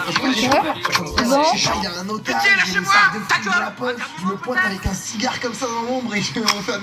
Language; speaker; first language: French; native; French